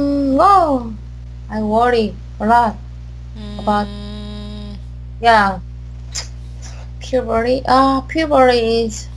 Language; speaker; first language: English; non-native, learner; Korean